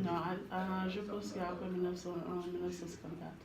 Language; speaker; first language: French; non-native, learner; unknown